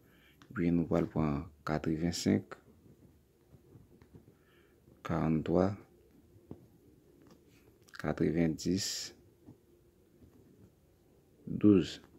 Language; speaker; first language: French; non-native, learner; Haitian Creole